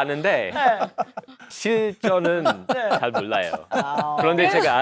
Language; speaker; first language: Korean; non-native, fluent; English